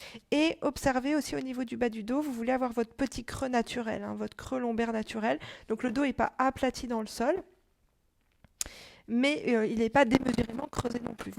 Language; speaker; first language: French; native; French